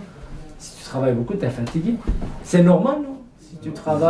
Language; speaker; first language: French; non-native, fluent; Kurdish